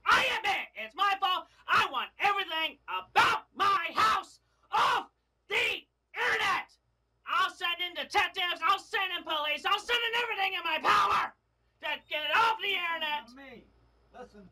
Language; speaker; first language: English; native; English